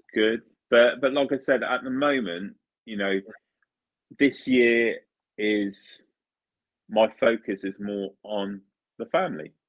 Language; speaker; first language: English; early bilingual, other home language; Italian